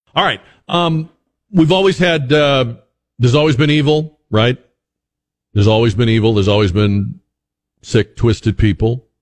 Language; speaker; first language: English; native; English